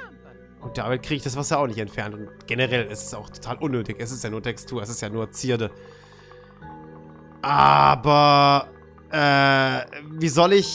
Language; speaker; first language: German; native; German